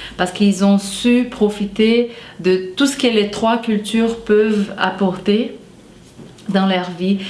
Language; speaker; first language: French; non-native, fluent; Portuguese